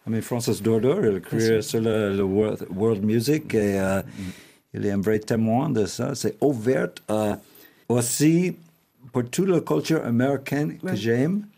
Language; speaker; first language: French; non-native, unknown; English